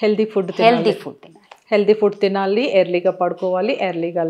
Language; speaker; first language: Telugu; native; Telugu